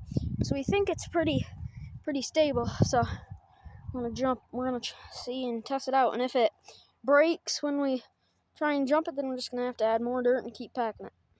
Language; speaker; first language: English; native; English